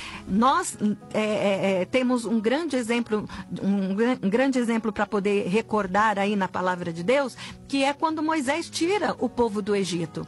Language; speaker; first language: Portuguese; native; Portuguese